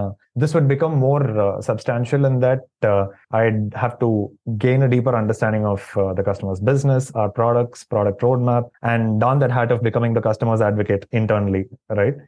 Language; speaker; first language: English; non-native, local second language; Tamil